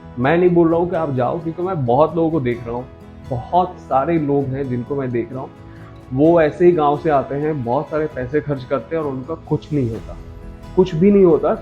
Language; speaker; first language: Hindi; non-native, local second language; Bangla